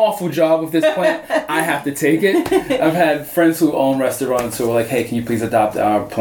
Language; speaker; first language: English; native; English